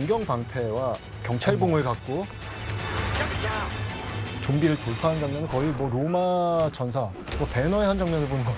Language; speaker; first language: Korean; native; Korean